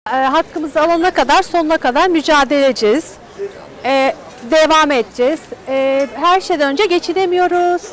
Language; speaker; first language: Turkish; non-native, local second language; Kurdish